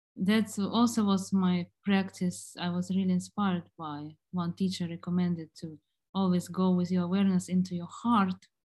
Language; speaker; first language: English; non-native, fluent; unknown